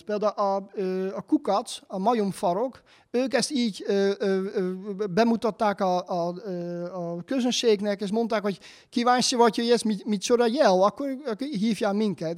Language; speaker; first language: Hungarian; non-native, fluent; Dutch